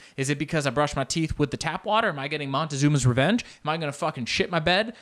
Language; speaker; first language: English; early bilingual, other home language; Spanish